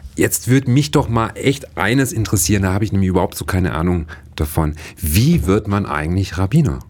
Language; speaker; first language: German; native; German